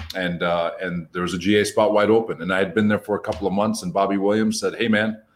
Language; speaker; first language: English; native; English